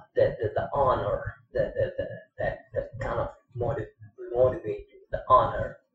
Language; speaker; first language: English; non-native, fluent; Arabic